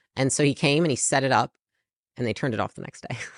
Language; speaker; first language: English; native; English